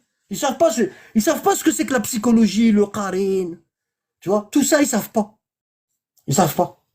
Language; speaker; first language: French; native; French